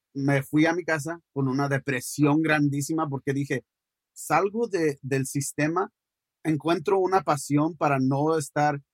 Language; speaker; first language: Spanish; early bilingual, heritage; Spanish